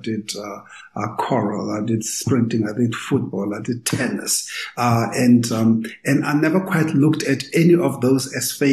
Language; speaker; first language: English; non-native, local second language; Tswana